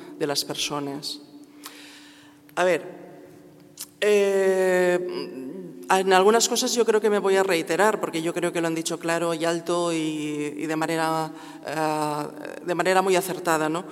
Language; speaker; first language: Spanish; non-native, local second language; Catalan